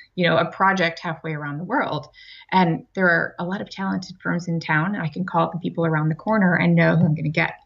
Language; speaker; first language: English; native; English